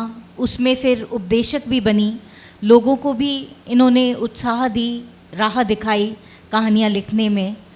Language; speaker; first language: Hindi; native; Hindi